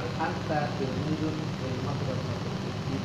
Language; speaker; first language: Arabic; non-native, learner; Indonesian